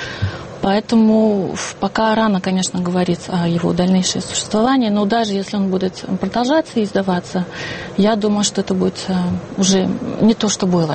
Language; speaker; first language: Russian; non-native, fluent; French